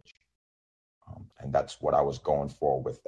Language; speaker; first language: English; non-native, local second language; Yoruba